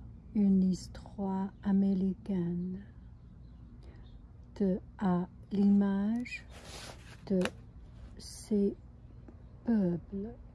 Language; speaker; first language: French; non-native, fluent; Chinese